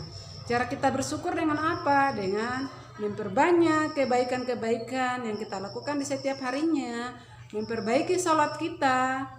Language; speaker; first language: Indonesian; native; Indonesian